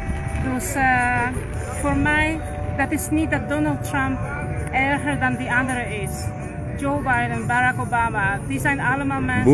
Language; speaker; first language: Dutch; non-native, fluent; Polish